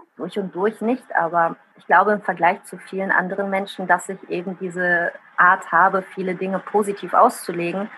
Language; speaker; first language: German; early bilingual, other home language; Italian